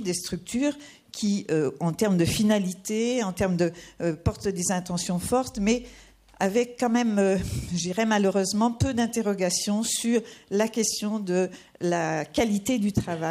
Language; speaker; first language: French; native; French